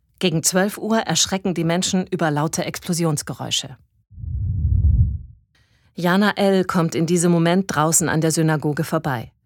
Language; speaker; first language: German; native; German